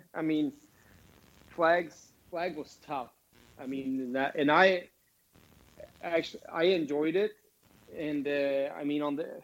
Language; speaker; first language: English; non-native, fluent; Swedish